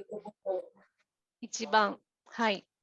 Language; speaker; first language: Japanese; native; Japanese